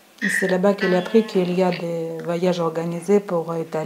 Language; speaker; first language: French; non-native, fluent; Ukrainian